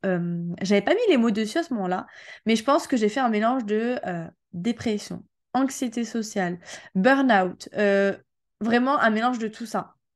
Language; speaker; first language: French; native; French